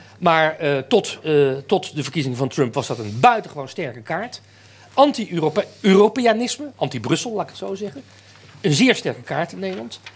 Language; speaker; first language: Dutch; native; Dutch